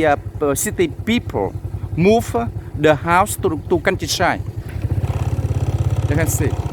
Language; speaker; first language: English; non-native, learner; Vietnamese